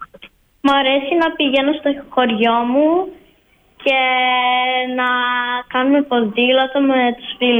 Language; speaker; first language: Greek; early bilingual, heritage; Greek